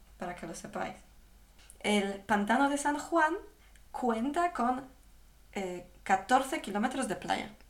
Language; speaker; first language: Spanish; non-native, fluent; Polish